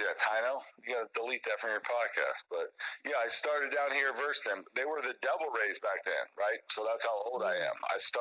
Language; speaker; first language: English; native; English